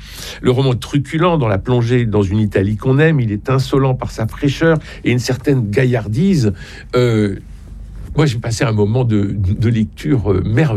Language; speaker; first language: French; native; French